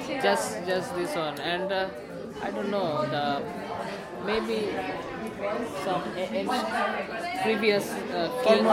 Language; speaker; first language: English; non-native, learner; Bangla